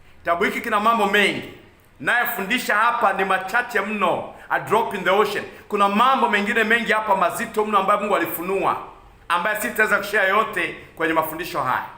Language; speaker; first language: Swahili; non-native, local second language; Kikuyu